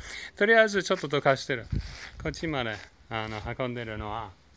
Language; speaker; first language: Japanese; non-native, fluent; English